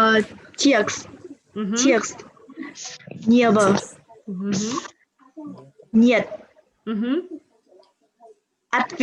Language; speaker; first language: Russian; non-native, learner; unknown